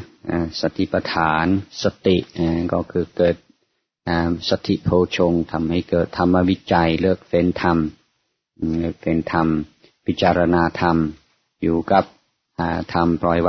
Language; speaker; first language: Thai; non-native, fluent; English